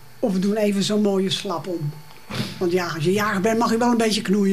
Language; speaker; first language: Dutch; native; Dutch